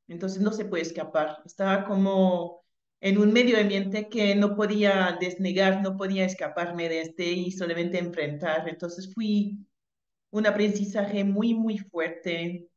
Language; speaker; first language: Spanish; non-native, fluent; French